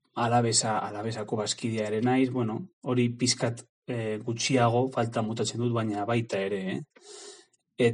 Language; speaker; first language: Basque; non-native, learner; Spanish